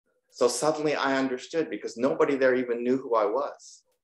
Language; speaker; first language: English; early bilingual, other home language; Japanese